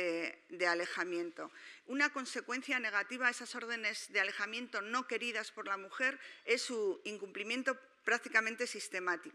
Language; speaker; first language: Spanish; native; Spanish